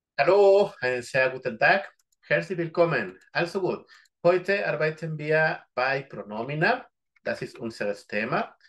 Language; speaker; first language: German; non-native, fluent; Spanish